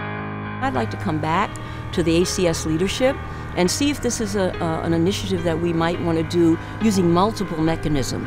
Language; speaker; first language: English; native; English